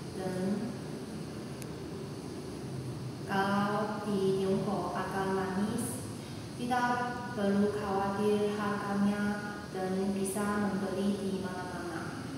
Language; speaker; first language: Indonesian; non-native, learner; Chinese